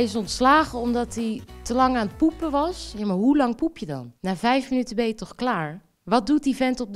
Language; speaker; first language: Dutch; native; Dutch